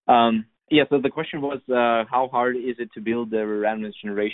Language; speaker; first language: English; non-native, fluent; Lithuanian